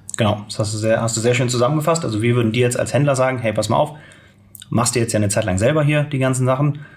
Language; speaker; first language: German; native; German